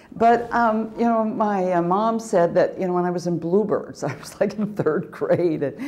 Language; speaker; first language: English; native; English